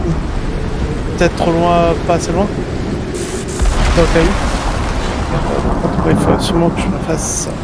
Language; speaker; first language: French; native; French